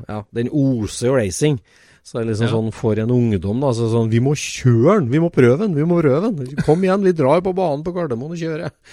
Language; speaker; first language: Norwegian; native; Norwegian